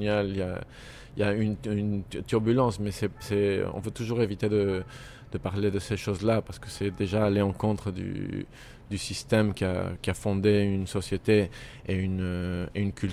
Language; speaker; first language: French; non-native, fluent; Spanish